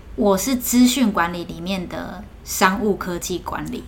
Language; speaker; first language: Chinese; native; Chinese